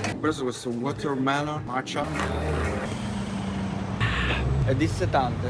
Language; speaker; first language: Italian; native; Italian